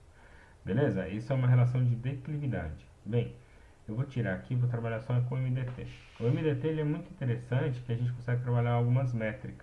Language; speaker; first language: Portuguese; native; Portuguese